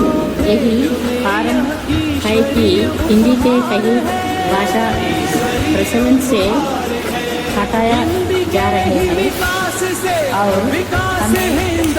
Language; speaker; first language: Hindi; non-native, local second language; Telugu